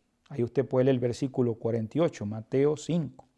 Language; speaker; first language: Spanish; native; Spanish